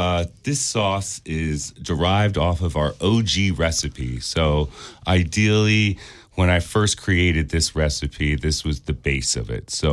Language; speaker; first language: English; native; English